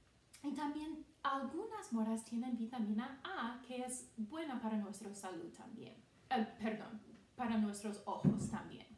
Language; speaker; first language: Spanish; non-native, fluent; English